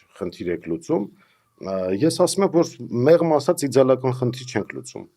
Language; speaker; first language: Armenian; native; Armenian